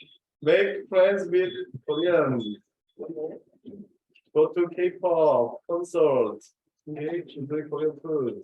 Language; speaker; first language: English; non-native, fluent; Korean